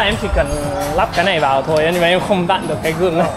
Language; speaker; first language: Vietnamese; non-native, fluent; English